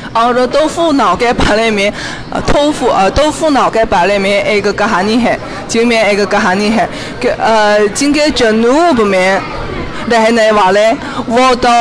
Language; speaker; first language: Hindi; non-native, fluent; Chinese